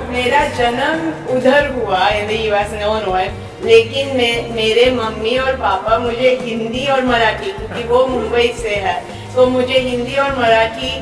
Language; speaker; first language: Hindi; early bilingual, heritage; English